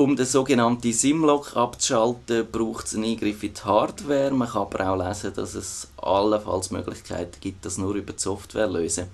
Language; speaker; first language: German; native; German